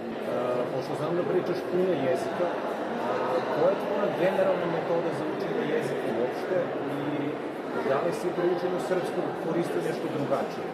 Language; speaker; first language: Serbian; non-native, fluent; Spanish